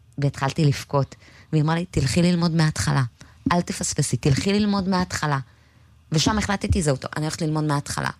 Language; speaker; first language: Hebrew; native; Hebrew